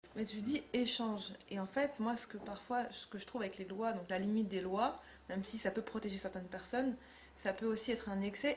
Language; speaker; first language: French; native; French